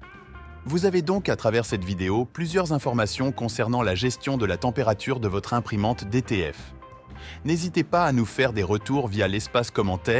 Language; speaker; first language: French; native; French